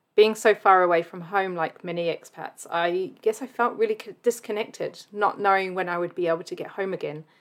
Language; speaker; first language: English; native; English